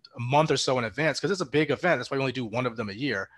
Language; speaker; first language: English; native; English